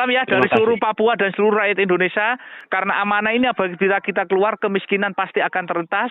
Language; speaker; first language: Indonesian; non-native, local second language; Javanese